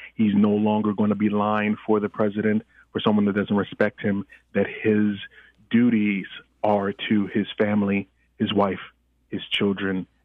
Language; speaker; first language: English; early bilingual, other home language; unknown